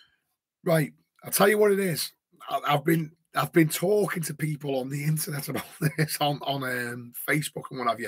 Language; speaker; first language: English; native; English